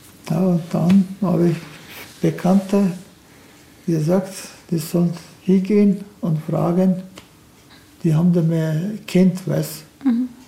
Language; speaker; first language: German; non-native, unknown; Turkish